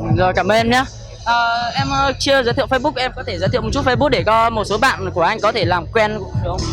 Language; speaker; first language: Vietnamese; non-native, local second language; Hmong